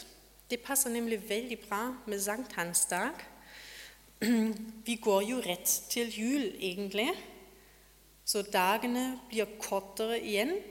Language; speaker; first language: Norwegian; non-native, fluent; German